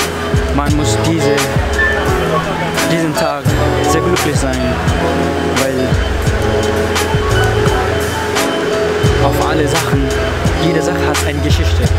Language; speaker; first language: German; non-native, learner; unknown